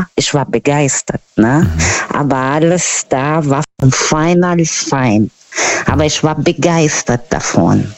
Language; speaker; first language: German; non-native, fluent; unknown